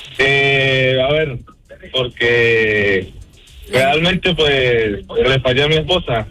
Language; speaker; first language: Spanish; native; Spanish